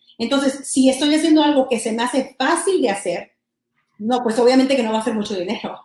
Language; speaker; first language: Spanish; early bilingual, heritage; Spanish